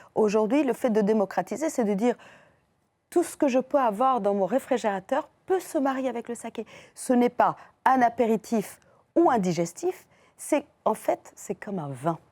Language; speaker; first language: French; non-native, fluent; Persian